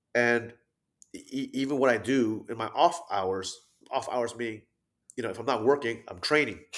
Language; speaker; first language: English; early bilingual, other home language; Thai